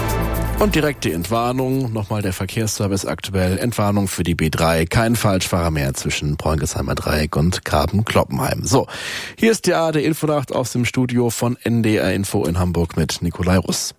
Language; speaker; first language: German; native; German